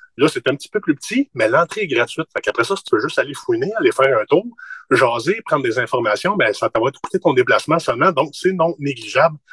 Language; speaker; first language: French; native; French